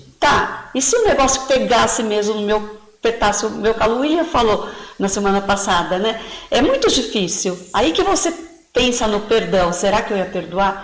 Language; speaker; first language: Portuguese; native; Portuguese